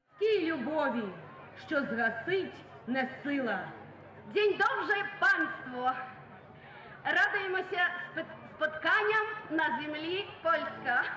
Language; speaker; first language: Ukrainian; native; Ukrainian